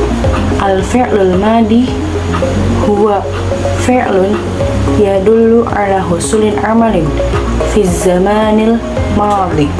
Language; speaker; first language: Arabic; non-native, learner; Indonesian